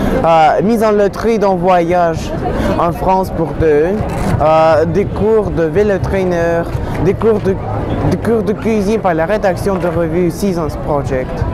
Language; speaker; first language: French; non-native, learner; Russian